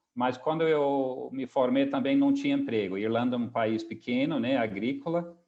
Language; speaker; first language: Portuguese; non-native, fluent; English